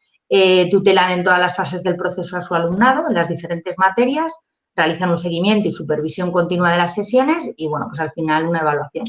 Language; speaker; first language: Spanish; native; Spanish